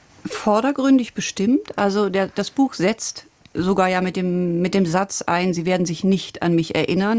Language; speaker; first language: German; native; German